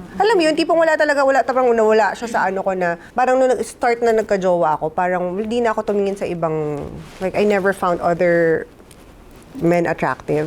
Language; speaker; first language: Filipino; native; Filipino